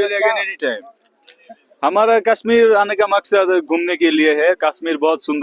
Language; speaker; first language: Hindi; non-native, learner; Bangla